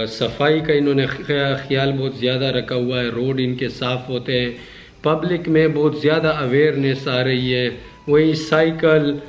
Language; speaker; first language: Urdu; non-native, local second language; Pashto